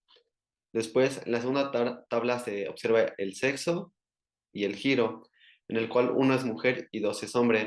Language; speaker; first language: Spanish; native; Spanish